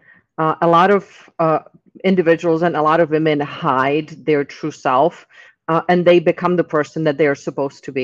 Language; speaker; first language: English; non-native, fluent; Czech